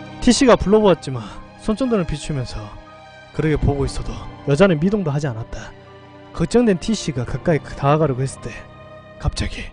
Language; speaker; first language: Korean; native; Korean